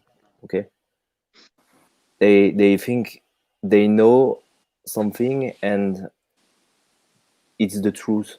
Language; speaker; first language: English; non-native, fluent; French